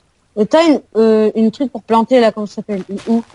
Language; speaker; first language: French; native; French